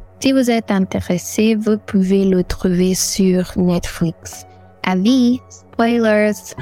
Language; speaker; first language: French; non-native, learner; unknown